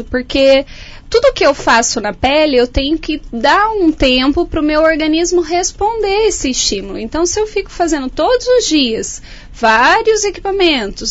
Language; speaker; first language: Portuguese; native; Portuguese